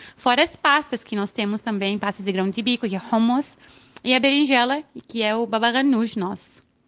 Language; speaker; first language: Portuguese; non-native, fluent; Arabic